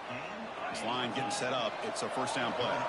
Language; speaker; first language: English; native; English